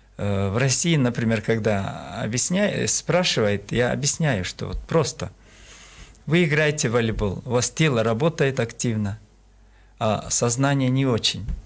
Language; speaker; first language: Russian; non-native, local second language; Kyrgyz